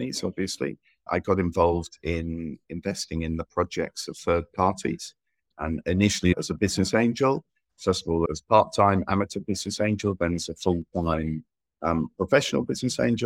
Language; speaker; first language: English; native; English